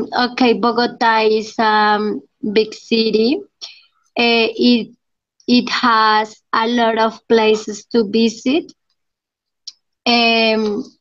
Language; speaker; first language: English; non-native, learner; Spanish